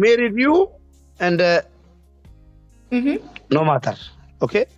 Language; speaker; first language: English; non-native, learner; Oromo